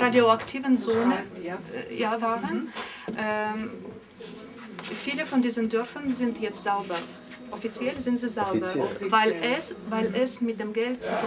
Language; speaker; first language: German; non-native, fluent; Russian